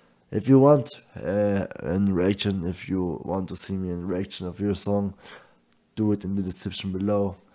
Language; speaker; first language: English; non-native, learner; German